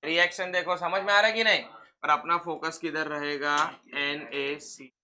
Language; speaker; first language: Hindi; non-native, local second language; Marathi